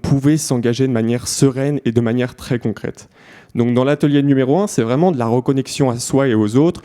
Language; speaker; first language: French; native; French